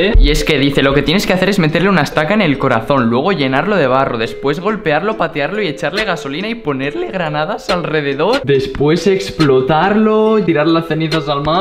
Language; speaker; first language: Spanish; native; Spanish